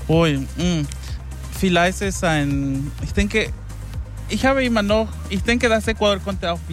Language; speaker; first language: German; non-native, fluent; Spanish